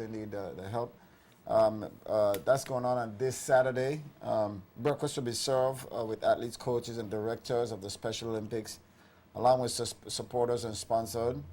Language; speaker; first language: English; native; English